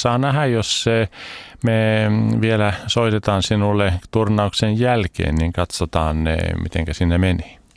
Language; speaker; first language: Finnish; early bilingual, heritage; Swedish